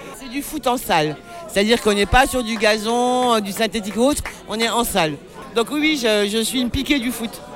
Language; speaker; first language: French; non-native, local second language; Arabic